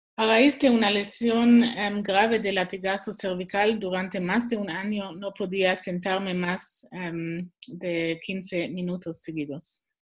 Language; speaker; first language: Spanish; non-native, learner; Swiss German